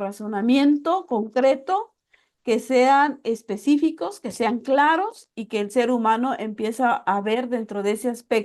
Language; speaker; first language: Spanish; native; Spanish